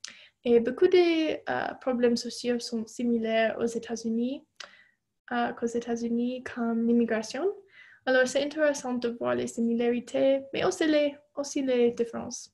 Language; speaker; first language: French; non-native, fluent; English